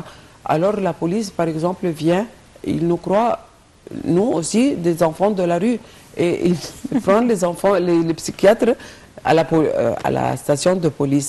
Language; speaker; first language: French; non-native, fluent; Arabic